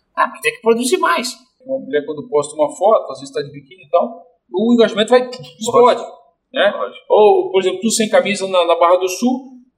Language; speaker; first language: Portuguese; native; Portuguese